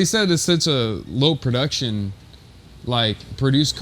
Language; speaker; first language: English; native; English